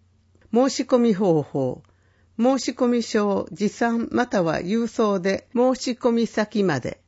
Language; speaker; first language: Japanese; native; Japanese